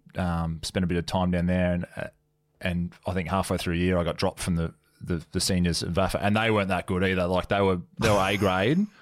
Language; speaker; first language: English; native; English